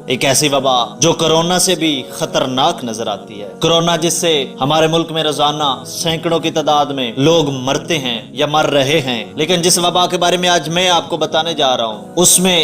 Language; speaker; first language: Urdu; native; Urdu